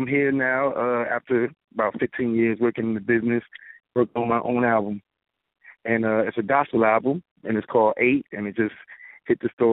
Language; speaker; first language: English; native; English